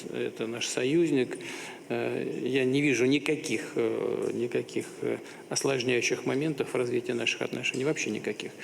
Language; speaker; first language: Russian; native; Russian